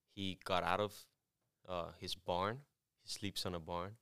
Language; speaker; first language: English; non-native, fluent; Spanish